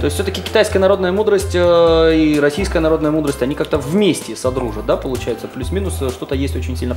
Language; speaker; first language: Russian; native; Russian